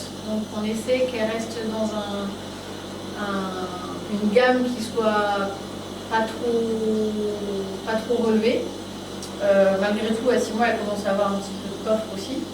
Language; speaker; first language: French; native; French